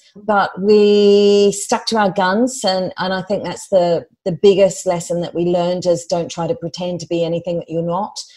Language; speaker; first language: English; native; English